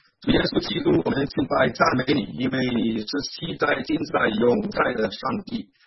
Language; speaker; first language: Chinese; native; Chinese